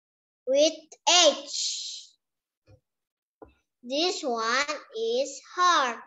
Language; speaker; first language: English; non-native, learner; Indonesian